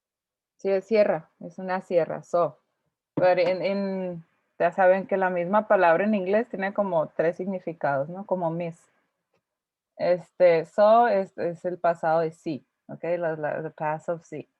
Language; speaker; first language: Spanish; native; Spanish